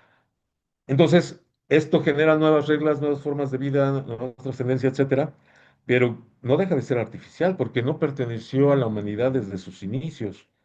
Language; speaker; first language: Spanish; native; Spanish